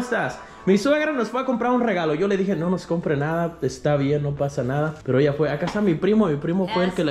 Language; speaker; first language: Spanish; native; Spanish